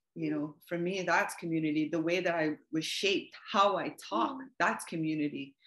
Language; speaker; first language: English; native; English